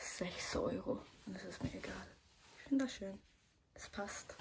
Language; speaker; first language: German; non-native, learner; Swedish